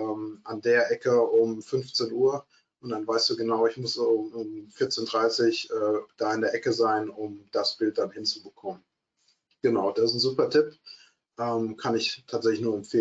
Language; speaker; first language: German; native; German